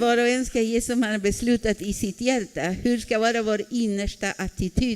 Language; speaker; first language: Swedish; non-native, fluent; Spanish